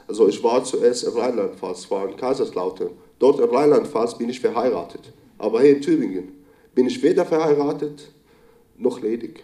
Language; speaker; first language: German; non-native, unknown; Arabic